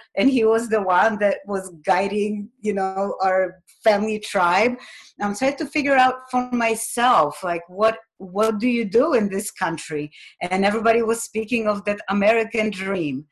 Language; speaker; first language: English; non-native, fluent; Polish